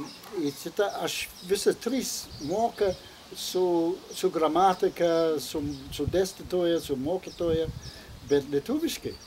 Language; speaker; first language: Lithuanian; non-native, learner; English